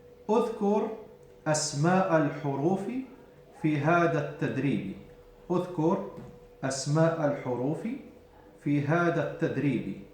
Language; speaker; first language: Arabic; non-native, fluent; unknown